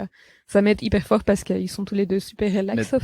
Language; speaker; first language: French; non-native, local second language; Dutch